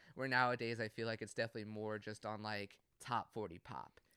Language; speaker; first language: English; native; English